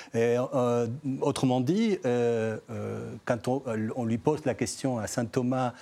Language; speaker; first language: French; non-native, fluent; Spanish